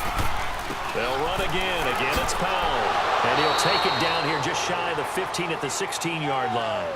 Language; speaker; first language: English; native; English